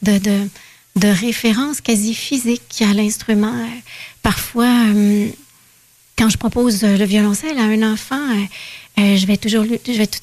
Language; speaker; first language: French; native; French